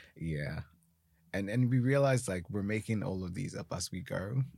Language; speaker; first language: English; non-native, local second language; Akan